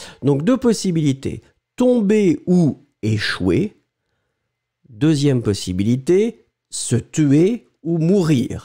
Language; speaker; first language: French; native; French